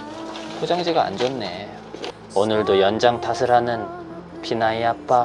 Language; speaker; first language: Korean; native; Korean